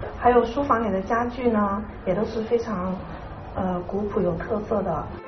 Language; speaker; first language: Chinese; native; Chinese